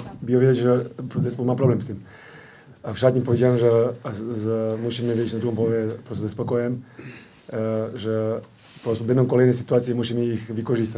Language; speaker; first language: Polish; non-native, fluent; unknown